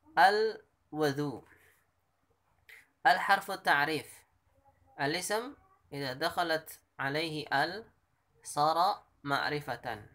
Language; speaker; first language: Indonesian; native; Indonesian